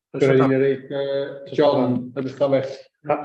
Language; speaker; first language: Welsh; native; Welsh